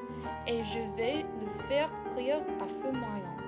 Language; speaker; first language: French; non-native, learner; English